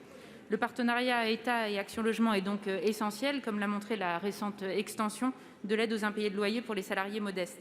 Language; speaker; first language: French; native; French